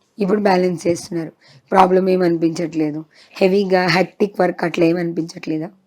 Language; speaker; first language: Telugu; native; Telugu